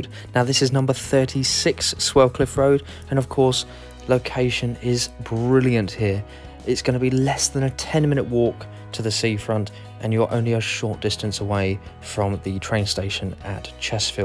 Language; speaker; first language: English; native; English